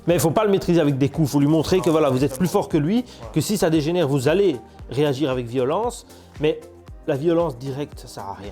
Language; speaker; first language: French; native; French